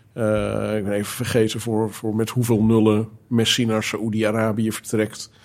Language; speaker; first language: Dutch; native; Dutch